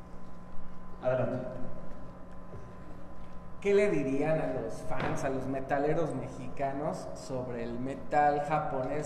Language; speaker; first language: Spanish; native; Spanish